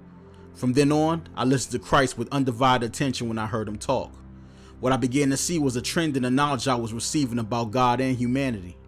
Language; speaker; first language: English; native; English